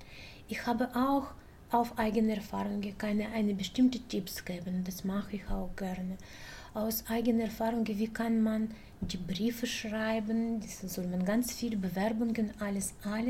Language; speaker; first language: German; non-native, fluent; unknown